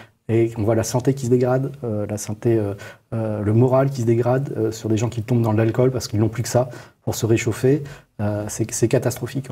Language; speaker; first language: French; native; French